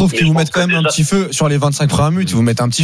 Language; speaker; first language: French; native; French